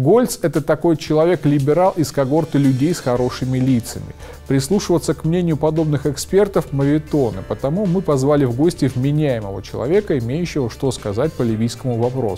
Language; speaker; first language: Russian; native; Russian